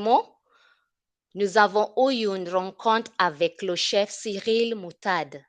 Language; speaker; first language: French; non-native, fluent; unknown